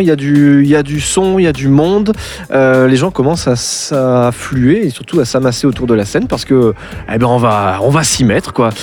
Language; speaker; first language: French; native; French